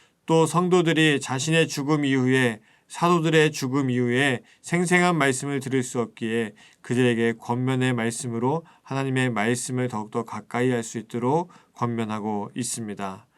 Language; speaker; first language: Korean; native; Korean